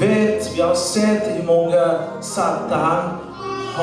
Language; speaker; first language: Swedish; non-native, learner; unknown